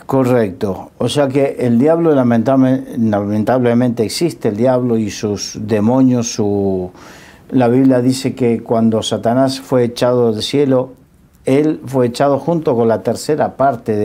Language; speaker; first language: Spanish; native; Spanish